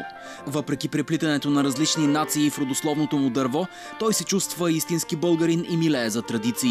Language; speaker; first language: Bulgarian; native; Bulgarian